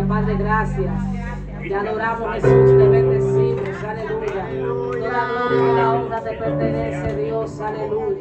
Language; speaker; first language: Spanish; native; Spanish